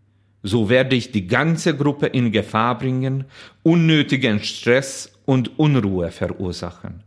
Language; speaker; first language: German; non-native, fluent; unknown